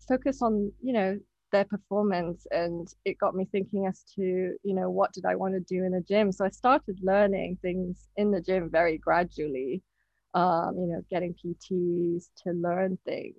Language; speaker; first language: English; non-native, local second language; Japanese